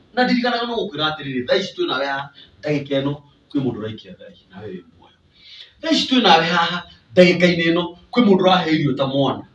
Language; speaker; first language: Kikuyu; native; Kikuyu